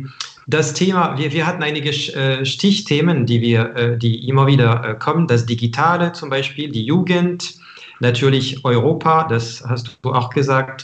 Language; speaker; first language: German; non-native, fluent; French